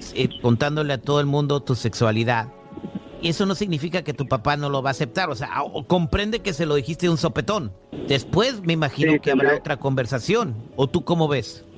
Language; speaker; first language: Spanish; native; Spanish